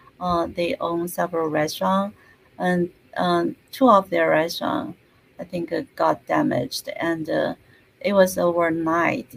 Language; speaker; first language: English; non-native, fluent; Chinese